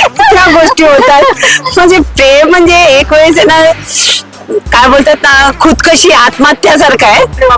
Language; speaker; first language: Marathi; non-native, fluent; Nepali